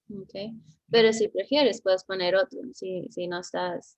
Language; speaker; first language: Spanish; non-native, fluent; English